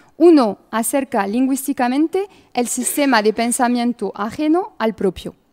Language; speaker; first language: Spanish; non-native, fluent; French